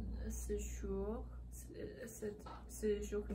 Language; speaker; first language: French; non-native, learner; English